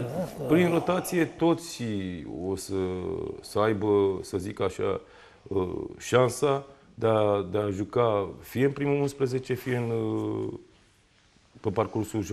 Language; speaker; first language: Romanian; native; Romanian